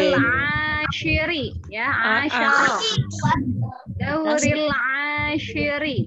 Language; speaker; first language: Arabic; non-native, fluent; Indonesian